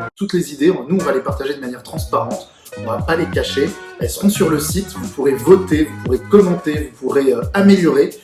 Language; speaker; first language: French; early bilingual, other home language; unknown